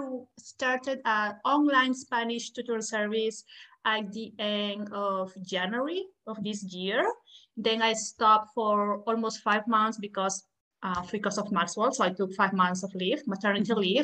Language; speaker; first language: English; non-native, fluent; Spanish